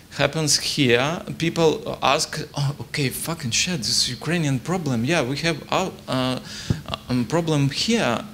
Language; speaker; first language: English; non-native, learner; Ukrainian